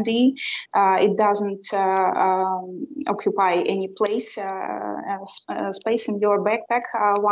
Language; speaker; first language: English; non-native, fluent; Russian